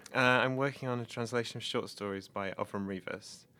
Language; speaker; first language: English; native; English